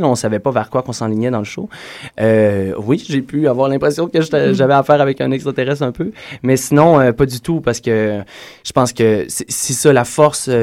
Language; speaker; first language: French; native; French